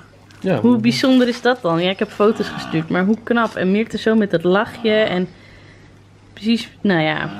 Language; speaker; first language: Dutch; native; Dutch